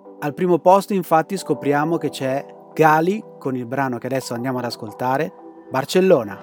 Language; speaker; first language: Italian; native; Italian